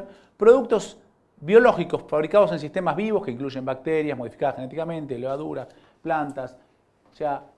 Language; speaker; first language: Spanish; native; Spanish